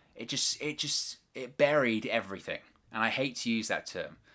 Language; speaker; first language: English; native; English